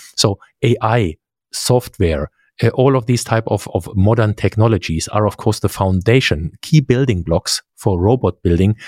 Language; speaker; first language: English; non-native, fluent; German